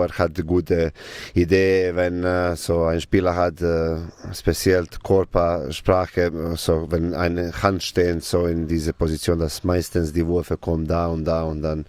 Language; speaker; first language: German; non-native, learner; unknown